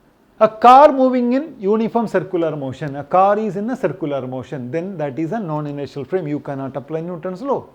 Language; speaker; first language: English; non-native, local second language; Malayalam